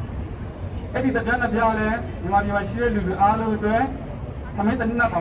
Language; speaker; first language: Burmese; non-native, local second language; Kachin